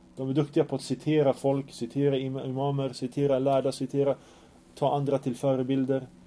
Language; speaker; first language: Swedish; early bilingual, other home language; Arabic